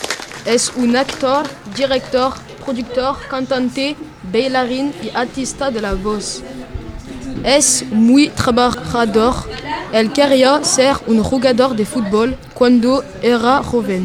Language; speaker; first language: Spanish; non-native, learner; French